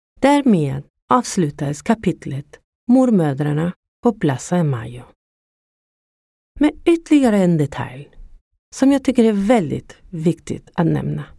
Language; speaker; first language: Swedish; non-native, fluent; Spanish